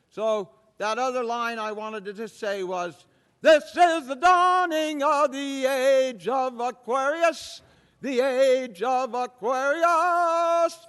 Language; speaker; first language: English; native; English